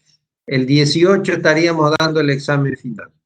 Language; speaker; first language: Spanish; native; Spanish